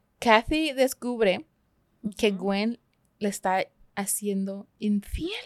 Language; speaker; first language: Spanish; early bilingual, heritage; Spanish